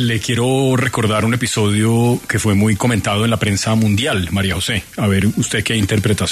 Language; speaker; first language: Spanish; native; Spanish